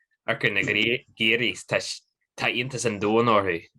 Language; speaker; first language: Irish; non-native, local second language; English